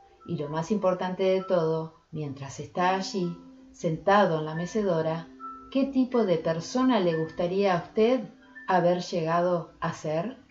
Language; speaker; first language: Spanish; native; Spanish